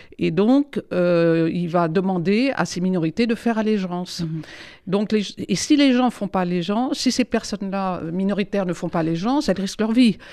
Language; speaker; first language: French; native; French